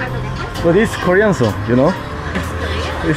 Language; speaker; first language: English; non-native, learner; Korean